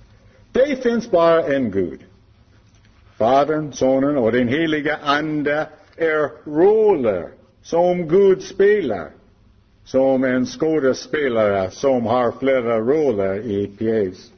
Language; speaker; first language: Swedish; non-native, learner; English